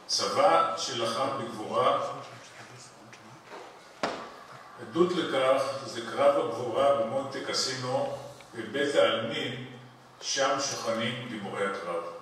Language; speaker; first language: Hebrew; early bilingual, other home language; Polish